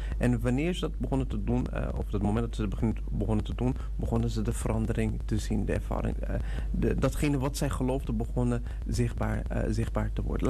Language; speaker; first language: Dutch; non-native, fluent; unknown